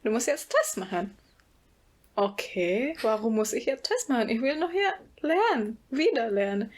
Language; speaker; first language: German; non-native, learner; Indonesian